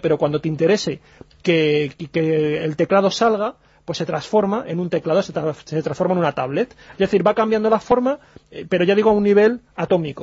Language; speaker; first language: Spanish; native; Spanish